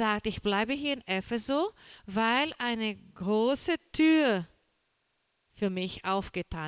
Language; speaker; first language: German; non-native, learner; Portuguese